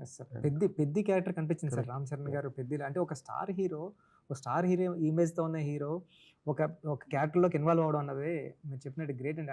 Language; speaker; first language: Telugu; native; Telugu